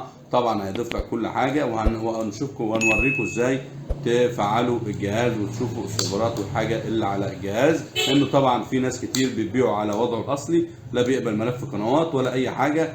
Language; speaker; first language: Arabic; native; Arabic